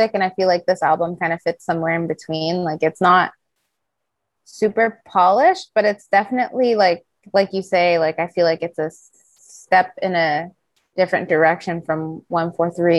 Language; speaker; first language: English; native; English